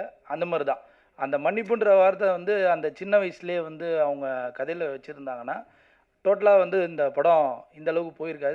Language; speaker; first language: Tamil; native; Tamil